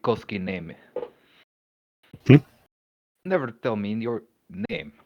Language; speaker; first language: English; native; English